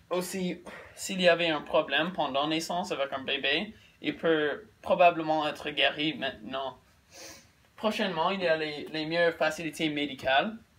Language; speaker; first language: French; non-native, learner; English